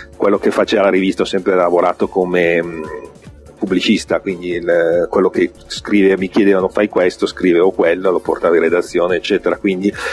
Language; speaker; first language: Italian; native; Italian